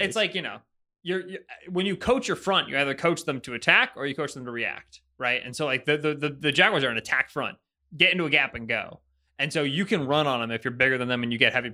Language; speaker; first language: English; native; English